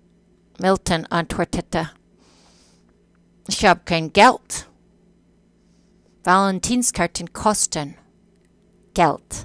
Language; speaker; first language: German; non-native, fluent; English